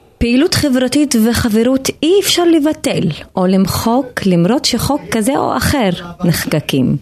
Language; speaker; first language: Hebrew; non-native, local second language; Arabic